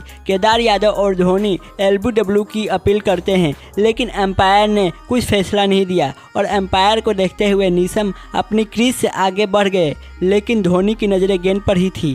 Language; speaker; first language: Hindi; native; Hindi